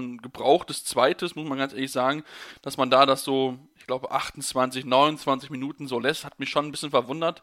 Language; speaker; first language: German; native; German